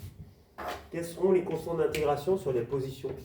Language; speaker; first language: French; native; French